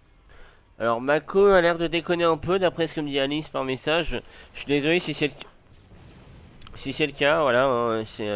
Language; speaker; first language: French; native; French